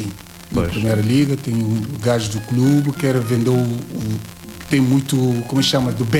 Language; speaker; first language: Portuguese; non-native, learner; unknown